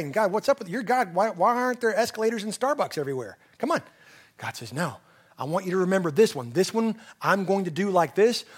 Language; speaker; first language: English; native; English